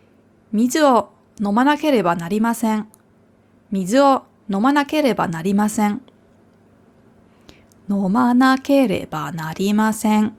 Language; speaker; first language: Japanese; non-native, fluent; German